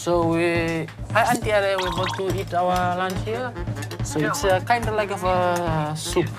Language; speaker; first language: English; non-native, local second language; Fijian